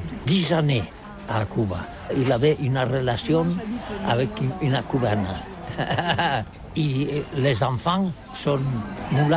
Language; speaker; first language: French; non-native, learner; Catalan